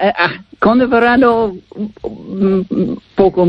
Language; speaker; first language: Spanish; non-native, learner; English